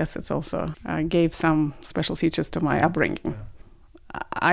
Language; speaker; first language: English; non-native, fluent; Russian